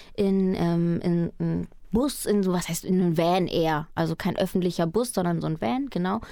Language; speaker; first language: German; early bilingual, other home language; Spanish